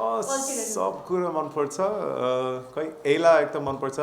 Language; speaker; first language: Nepali; non-native, learner; English